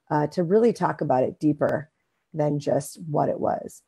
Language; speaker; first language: English; native; English